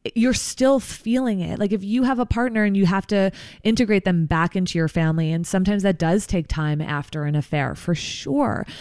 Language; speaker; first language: English; native; English